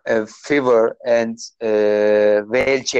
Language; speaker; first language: English; non-native, learner; Turkish